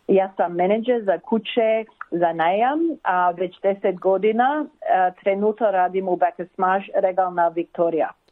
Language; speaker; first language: Croatian; early bilingual, heritage; Croatian